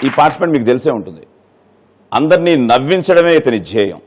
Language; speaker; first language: Telugu; native; Telugu